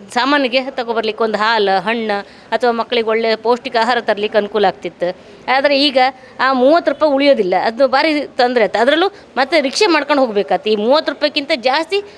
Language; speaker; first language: Kannada; native; Kannada